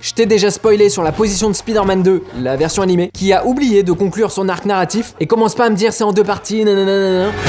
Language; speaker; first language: French; native; French